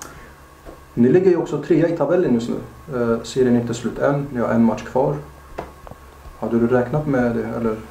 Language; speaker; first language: Swedish; native; Swedish